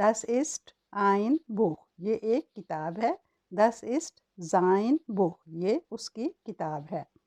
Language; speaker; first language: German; non-native, learner; Urdu